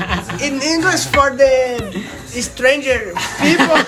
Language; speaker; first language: English; non-native, learner; Portuguese